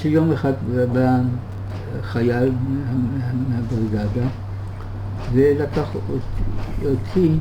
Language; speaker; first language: Hebrew; early bilingual, other home language; German